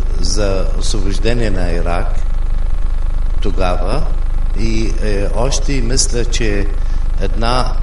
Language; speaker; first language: Bulgarian; non-native, fluent; Arabic